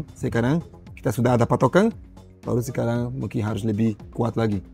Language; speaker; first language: Indonesian; non-native, learner; Portuguese